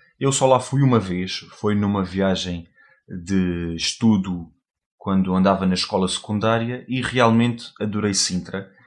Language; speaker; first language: Portuguese; native; Portuguese